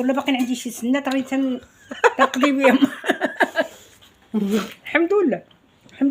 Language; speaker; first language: Arabic; native; Arabic